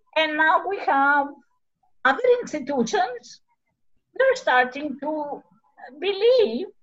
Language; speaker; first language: English; non-native, fluent; Greek